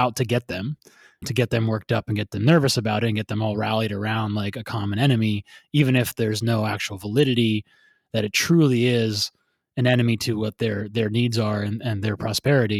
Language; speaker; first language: English; native; English